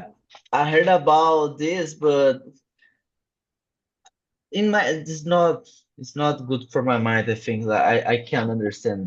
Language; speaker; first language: English; non-native, learner; Portuguese